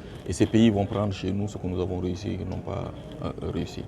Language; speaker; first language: French; non-native, local second language; Wolof